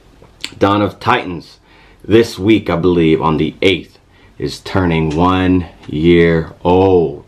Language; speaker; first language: English; native; English